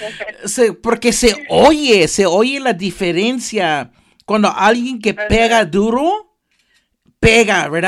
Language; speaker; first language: Spanish; early bilingual, heritage; Spanish